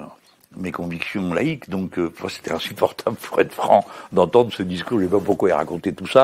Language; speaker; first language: French; native; French